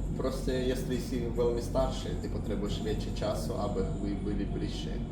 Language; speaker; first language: Slovak; non-native, learner; Russian